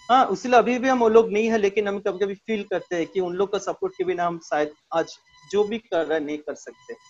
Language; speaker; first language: Hindi; non-native, local second language; Bangla